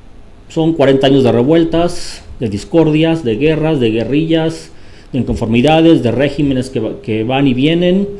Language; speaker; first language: Spanish; native; Spanish